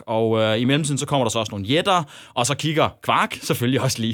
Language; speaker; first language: Danish; native; Danish